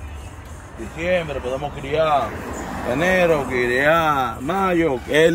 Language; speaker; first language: Spanish; native; Spanish